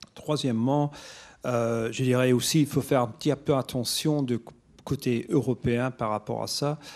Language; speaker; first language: French; non-native, fluent; English